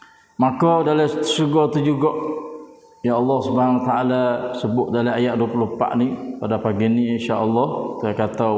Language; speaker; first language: Malay; native; Malay